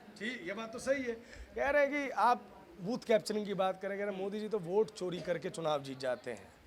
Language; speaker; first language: Hindi; native; Hindi